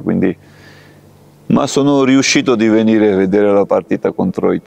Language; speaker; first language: Italian; non-native, fluent; Georgian